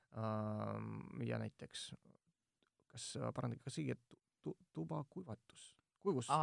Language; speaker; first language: Estonian; non-native, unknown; Russian